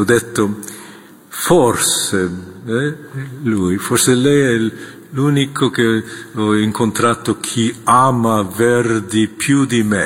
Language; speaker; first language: Italian; non-native, fluent; Korean